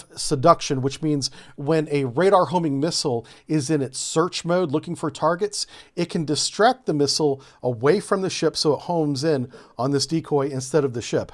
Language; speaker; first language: English; native; English